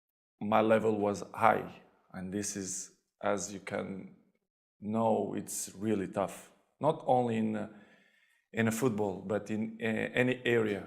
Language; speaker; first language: English; non-native, fluent; Portuguese